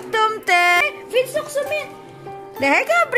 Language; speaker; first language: Swedish; non-native, learner; Filipino